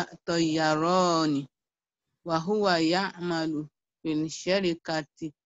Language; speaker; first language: Arabic; non-native, learner; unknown